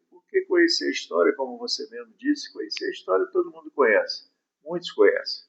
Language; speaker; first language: Portuguese; native; Portuguese